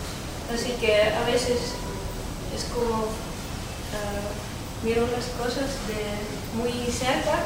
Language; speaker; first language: Spanish; non-native, fluent; Dutch